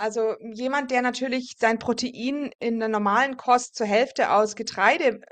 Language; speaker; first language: German; native; German